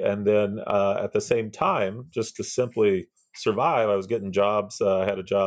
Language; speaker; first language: English; native; English